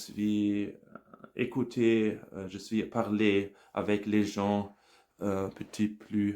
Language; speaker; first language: French; non-native, learner; German